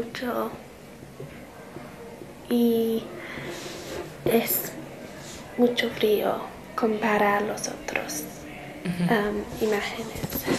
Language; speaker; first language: Spanish; non-native, learner; English